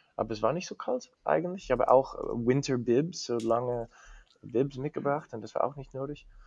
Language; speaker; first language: German; non-native, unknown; English